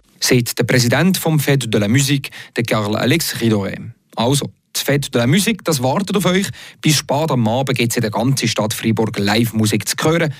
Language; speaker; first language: German; native; German